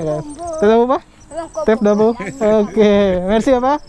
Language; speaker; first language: French; non-native, learner; Indonesian